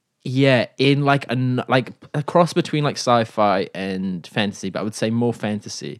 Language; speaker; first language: English; native; English